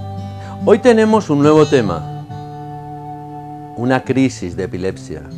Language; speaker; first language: Spanish; native; Spanish